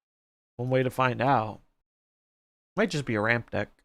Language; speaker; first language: English; native; English